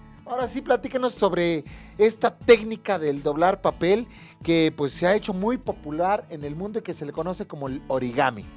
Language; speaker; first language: Spanish; native; Spanish